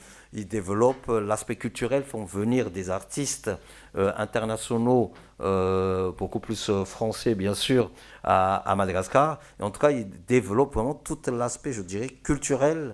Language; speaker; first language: French; non-native, local second language; Malagasy